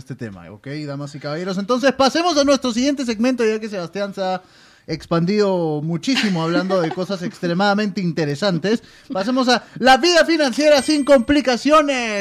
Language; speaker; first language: Spanish; native; Spanish